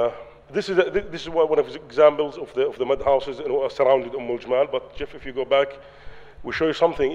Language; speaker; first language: English; non-native, learner; Arabic